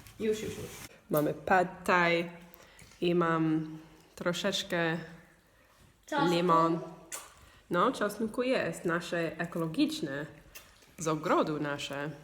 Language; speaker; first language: Polish; non-native, learner; English